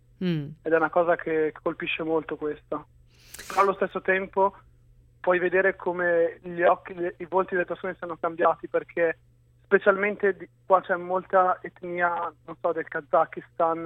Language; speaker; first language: Italian; native; Italian